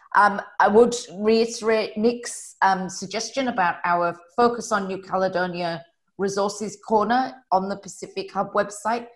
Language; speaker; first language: English; native; English